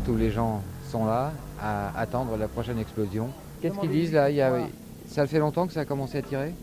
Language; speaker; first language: French; native; French